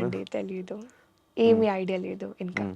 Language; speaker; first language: Telugu; non-native, learner; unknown